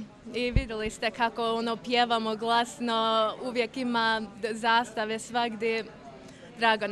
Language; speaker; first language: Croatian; early bilingual, heritage; Croatian